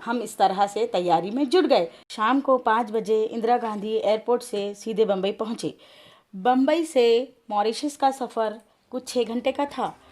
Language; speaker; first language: Urdu; native; Urdu